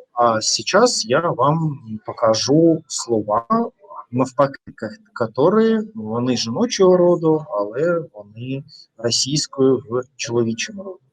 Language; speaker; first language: Ukrainian; non-native, local second language; Russian